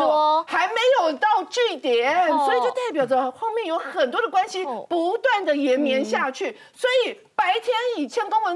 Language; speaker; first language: Chinese; native; Chinese